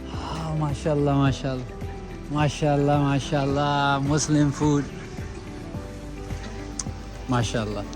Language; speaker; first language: Chinese; non-native, learner; Urdu